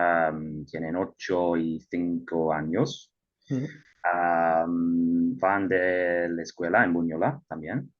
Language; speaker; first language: Spanish; non-native, learner; English